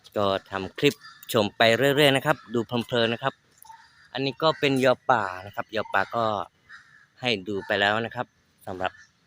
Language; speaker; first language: Thai; non-native, local second language; Malay